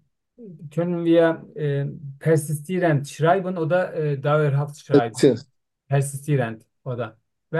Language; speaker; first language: German; non-native, learner; Turkish